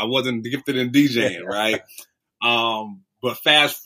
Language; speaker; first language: English; native; English